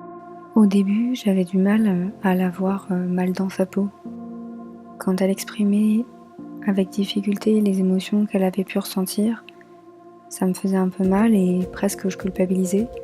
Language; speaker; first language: French; native; French